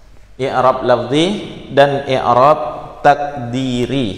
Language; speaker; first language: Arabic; non-native, fluent; Indonesian